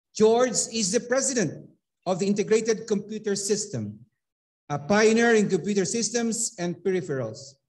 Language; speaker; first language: English; non-native, local second language; Filipino